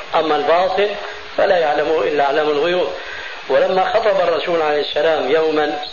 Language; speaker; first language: Arabic; early bilingual, other home language; Albanian